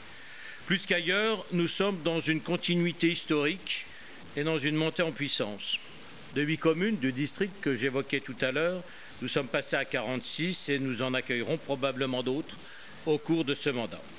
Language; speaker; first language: French; native; French